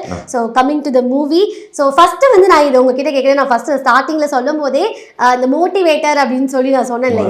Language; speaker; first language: Tamil; native; Tamil